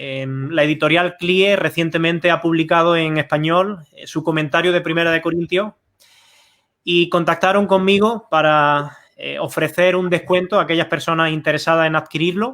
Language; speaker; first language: Spanish; native; Spanish